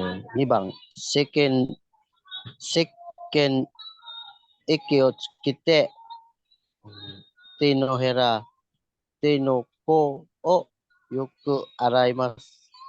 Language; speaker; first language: Japanese; non-native, learner; Cebuano